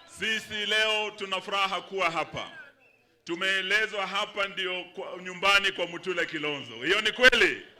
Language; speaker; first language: Swahili; non-native, local second language; Luyia